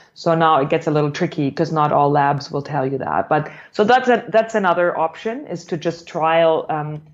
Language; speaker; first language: English; non-native, fluent; German